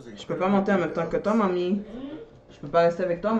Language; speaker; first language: French; native; French